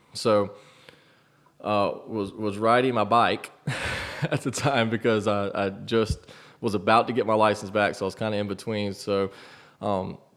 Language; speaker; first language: English; native; English